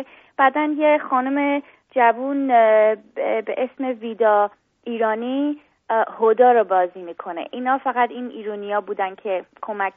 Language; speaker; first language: Persian; early bilingual, heritage; Persian